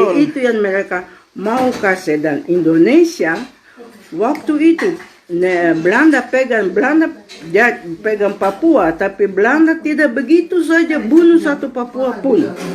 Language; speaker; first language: Indonesian; non-native, local second language; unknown